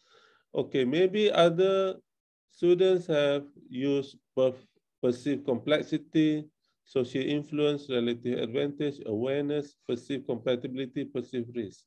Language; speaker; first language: English; non-native, local second language; Malay